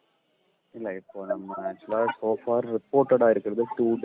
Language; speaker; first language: Tamil; native; Tamil